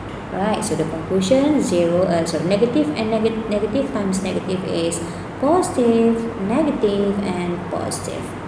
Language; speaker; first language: English; non-native, local second language; Malay